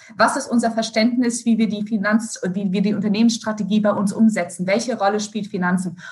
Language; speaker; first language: German; native; German